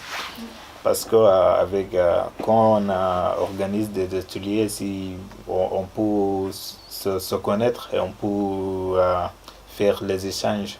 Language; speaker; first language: French; non-native, learner; Arabic